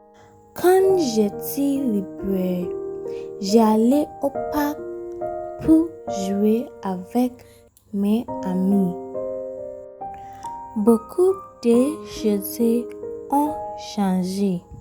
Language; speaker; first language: French; non-native, fluent; English